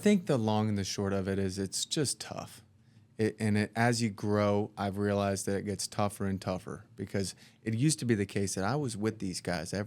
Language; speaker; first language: English; native; English